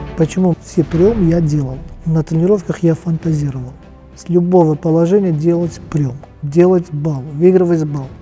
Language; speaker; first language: Russian; non-native, local second language; Armenian